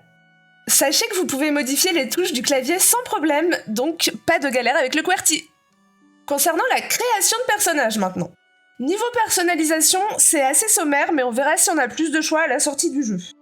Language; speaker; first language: French; native; French